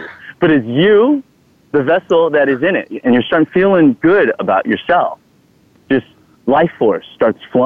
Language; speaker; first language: English; non-native, fluent; Thai